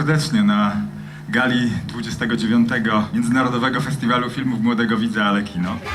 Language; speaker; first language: Polish; native; Polish